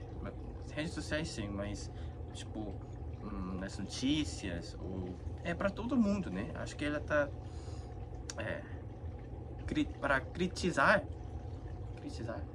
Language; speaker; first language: Portuguese; non-native, fluent; Korean